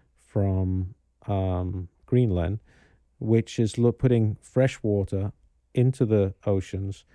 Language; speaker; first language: English; native; English